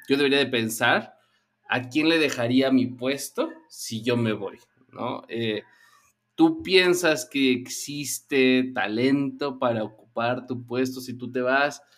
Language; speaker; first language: Spanish; native; Spanish